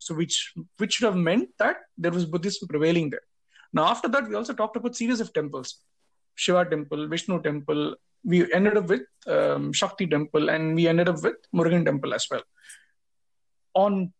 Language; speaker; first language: English; non-native, local second language; Tamil